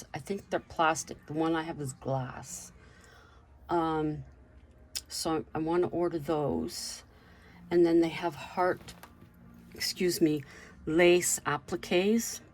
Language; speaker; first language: English; native; English